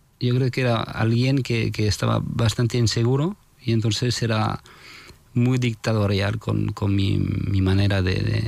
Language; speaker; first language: Spanish; non-native, fluent; French